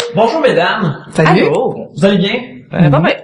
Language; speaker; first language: French; native; French